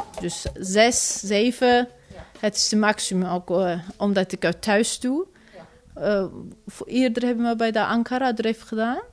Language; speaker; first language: Dutch; non-native, learner; Turkish